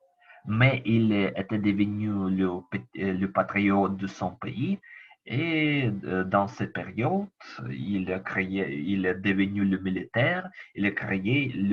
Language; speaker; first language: French; non-native, learner; Ukrainian